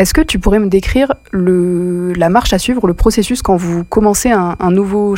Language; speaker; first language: French; native; French